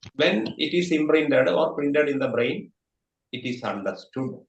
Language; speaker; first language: English; non-native, local second language; Malayalam